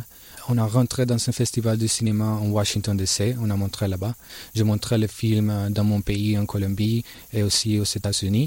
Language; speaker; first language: French; non-native, learner; Spanish